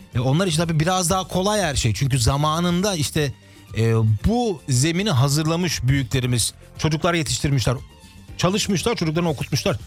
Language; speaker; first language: Turkish; early bilingual, heritage; Turkish